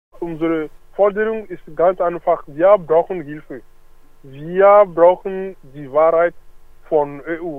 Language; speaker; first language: German; non-native, learner; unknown